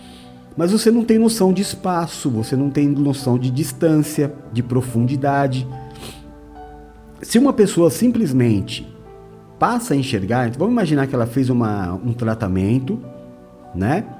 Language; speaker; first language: Portuguese; native; Portuguese